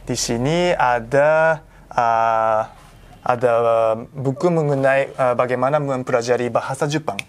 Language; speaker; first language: Indonesian; non-native, fluent; Japanese